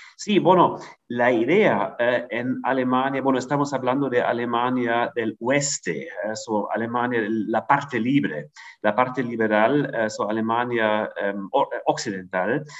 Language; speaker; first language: Spanish; non-native, fluent; German